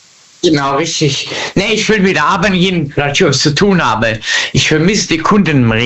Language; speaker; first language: German; native; German